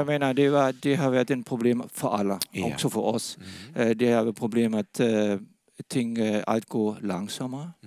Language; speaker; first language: Swedish; non-native, fluent; Danish